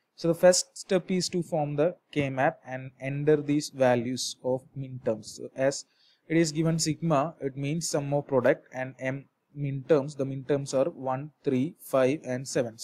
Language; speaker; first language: English; non-native, local second language; Malayalam